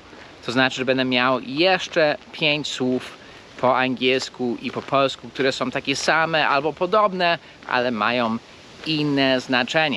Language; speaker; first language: Polish; non-native, fluent; English